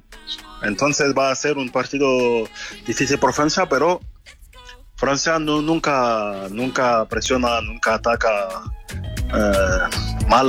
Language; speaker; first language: Spanish; non-native, fluent; French